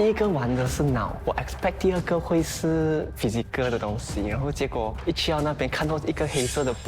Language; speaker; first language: Chinese; native; Chinese